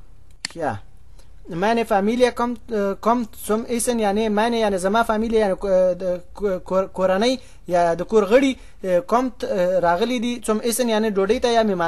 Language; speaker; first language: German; non-native, fluent; Pashto